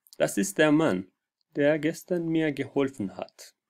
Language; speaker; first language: German; non-native, fluent; Turkish